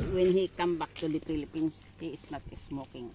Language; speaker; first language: English; non-native, local second language; Filipino